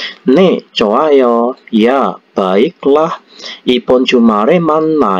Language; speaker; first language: Korean; non-native, fluent; Indonesian